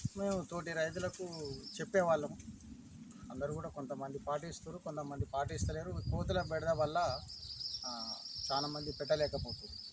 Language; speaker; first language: Telugu; native; Telugu